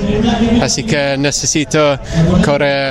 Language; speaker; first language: Spanish; non-native, learner; English